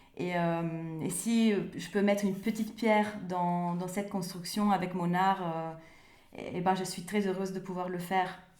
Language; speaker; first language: French; non-native, fluent; Italian